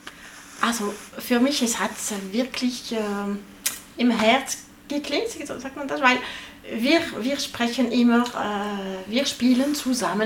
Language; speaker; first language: German; non-native, learner; French